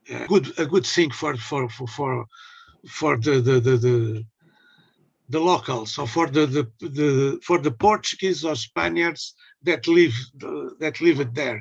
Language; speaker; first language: English; non-native, learner; Portuguese